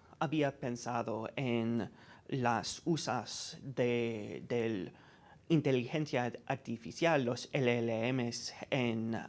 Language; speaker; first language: Spanish; non-native, learner; English